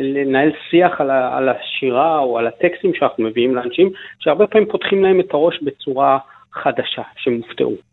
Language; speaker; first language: Hebrew; native; Hebrew